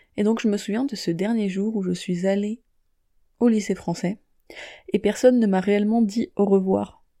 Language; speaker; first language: French; native; French